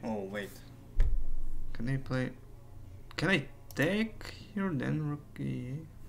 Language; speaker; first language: English; non-native, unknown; Ukrainian